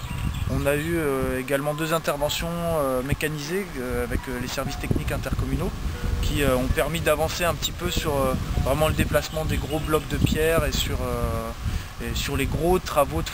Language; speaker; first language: French; native; French